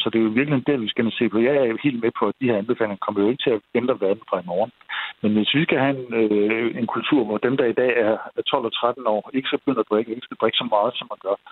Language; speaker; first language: Danish; native; Danish